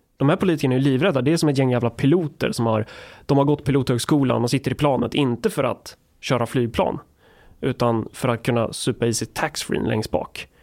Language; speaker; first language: Swedish; native; Swedish